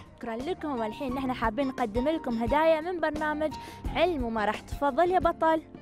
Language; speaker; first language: Arabic; native; Arabic